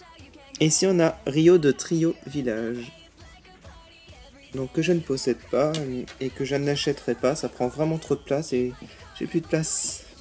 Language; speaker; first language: French; native; French